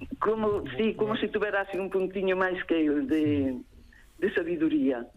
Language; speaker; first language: Galician; native; Galician